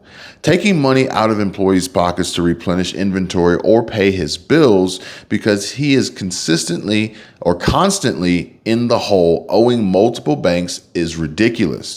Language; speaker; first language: English; native; English